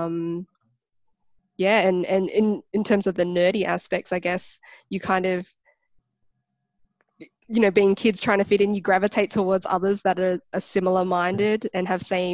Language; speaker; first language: English; native; English